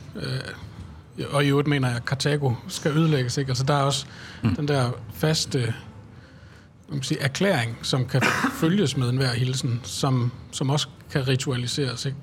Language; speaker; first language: Danish; native; Danish